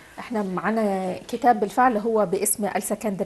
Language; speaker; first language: Arabic; native; Arabic